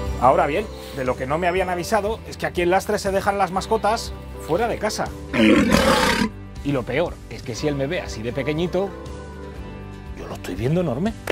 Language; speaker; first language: Spanish; native; Spanish